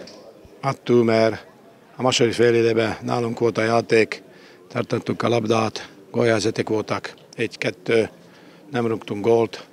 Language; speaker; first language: Hungarian; non-native, fluent; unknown